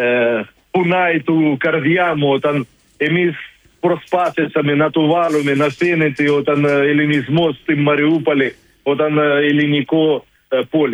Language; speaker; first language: Greek; non-native, learner; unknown